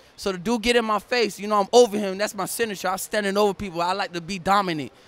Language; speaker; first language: English; native; English